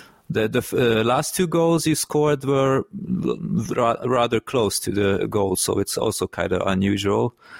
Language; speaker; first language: English; non-native, fluent; Hungarian